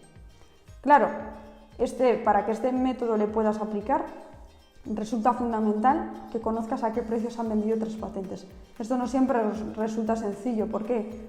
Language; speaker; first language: Spanish; native; Spanish